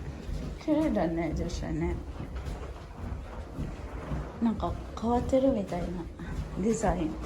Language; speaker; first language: Japanese; non-native, fluent; Cebuano